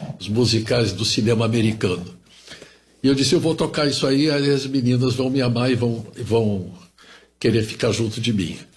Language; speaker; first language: Portuguese; early bilingual, other home language; German